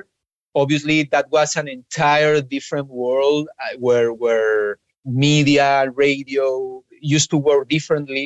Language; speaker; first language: English; non-native, fluent; Spanish